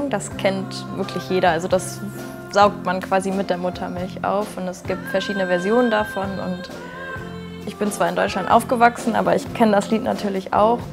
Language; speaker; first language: German; early bilingual, other home language; Korean